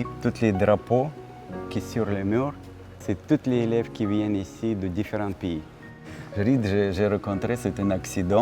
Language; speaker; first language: French; non-native, fluent; Russian